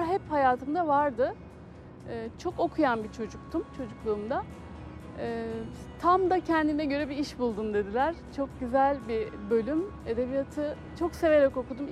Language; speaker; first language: Turkish; native; Turkish